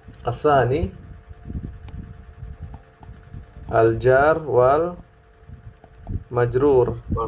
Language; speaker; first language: Arabic; non-native, fluent; Indonesian